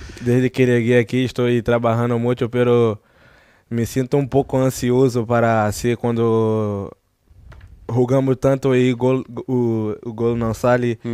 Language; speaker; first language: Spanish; non-native, learner; Portuguese